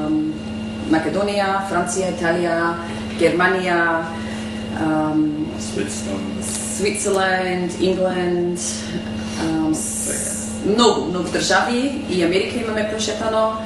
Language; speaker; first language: Macedonian; early bilingual, heritage; Macedonian